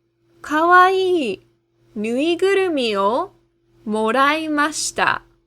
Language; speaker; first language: Japanese; non-native, fluent; English